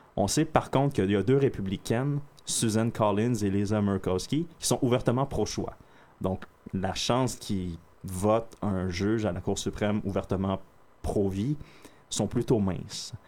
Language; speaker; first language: French; native; French